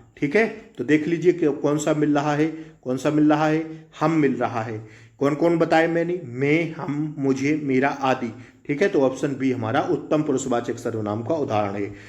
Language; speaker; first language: Hindi; native; Hindi